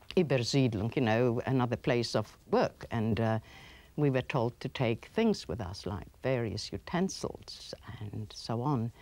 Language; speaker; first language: English; early bilingual, other home language; Polish